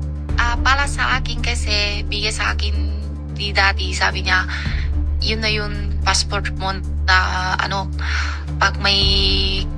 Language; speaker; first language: Filipino; non-native, learner; Chinese